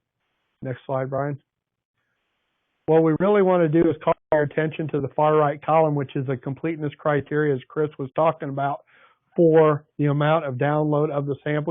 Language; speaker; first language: English; native; English